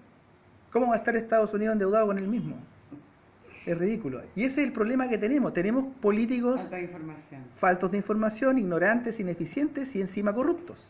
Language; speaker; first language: Spanish; native; Spanish